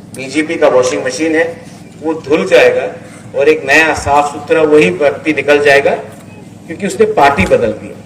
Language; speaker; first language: Hindi; non-native, local second language; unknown